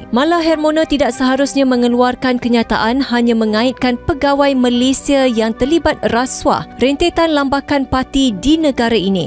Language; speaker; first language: Malay; native; Malay